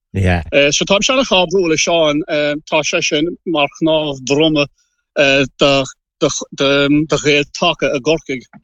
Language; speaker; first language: Irish; non-native, local second language; English